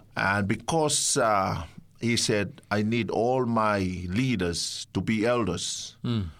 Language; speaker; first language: English; non-native, fluent; Samoan